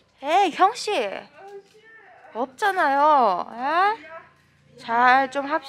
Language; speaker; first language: Korean; native; Korean